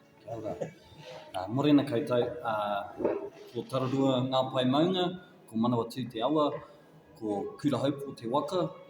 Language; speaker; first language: Māori; non-native, local second language; English